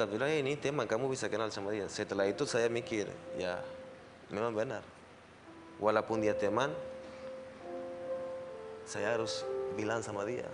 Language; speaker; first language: Indonesian; non-native, learner; Spanish